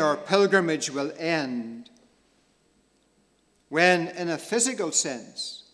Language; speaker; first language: English; native; English